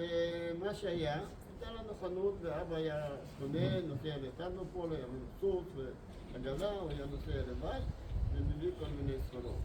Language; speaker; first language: Hebrew; non-native, fluent; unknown